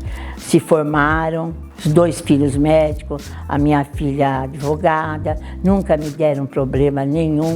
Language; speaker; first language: Portuguese; early bilingual, other home language; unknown